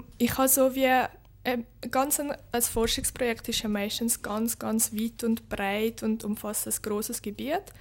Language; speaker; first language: German; early bilingual, other home language; Bosnian